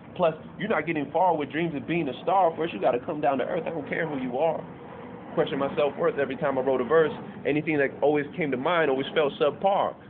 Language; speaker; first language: English; native; English